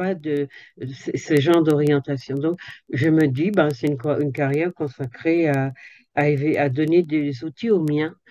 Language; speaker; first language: French; native; French